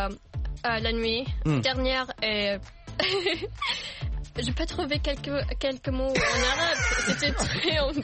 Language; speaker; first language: French; non-native, learner; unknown